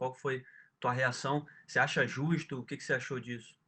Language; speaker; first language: Portuguese; native; Portuguese